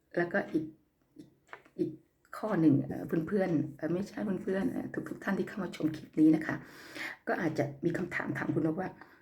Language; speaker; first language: Thai; native; Thai